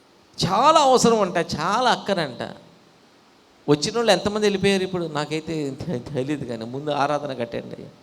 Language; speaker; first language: Telugu; native; Telugu